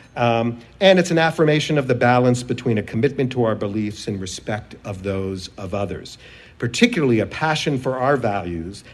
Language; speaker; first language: English; native; English